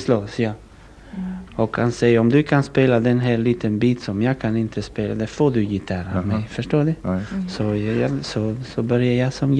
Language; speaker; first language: Swedish; non-native, learner; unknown